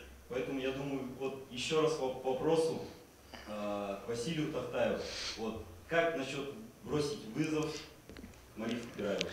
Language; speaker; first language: Russian; non-native, local second language; Kazakh